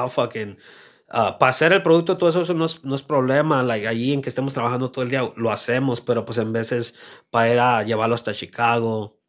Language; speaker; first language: Spanish; early bilingual, other home language; English